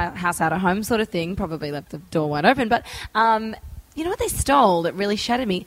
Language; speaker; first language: English; native; English